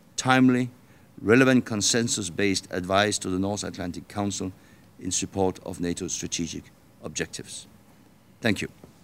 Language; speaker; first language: English; non-native, fluent; Danish